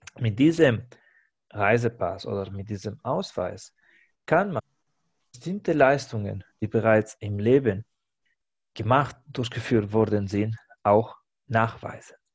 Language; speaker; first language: German; non-native, fluent; Spanish